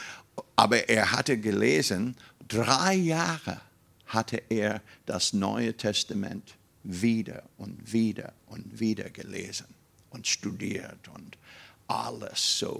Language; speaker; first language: German; non-native, fluent; English